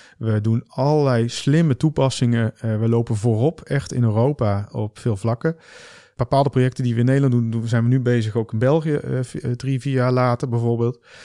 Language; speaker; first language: Dutch; native; Dutch